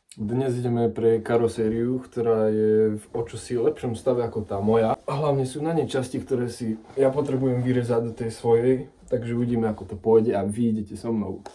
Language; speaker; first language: Slovak; native; Slovak